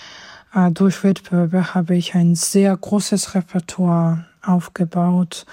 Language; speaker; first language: German; non-native, fluent; Georgian